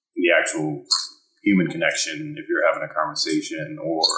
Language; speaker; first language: English; early bilingual, other home language; German